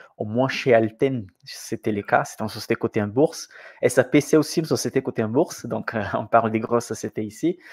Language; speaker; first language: French; non-native, fluent; Portuguese